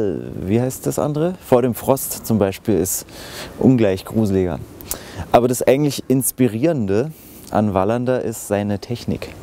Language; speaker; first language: German; native; German